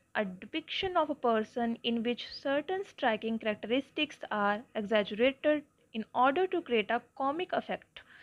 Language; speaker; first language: English; non-native, local second language; Punjabi